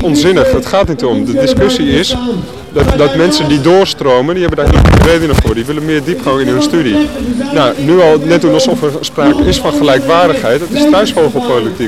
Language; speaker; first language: Dutch; native; Dutch